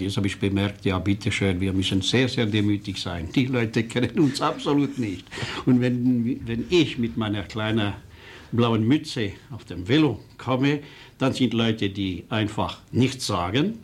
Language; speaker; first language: German; non-native, local second language; French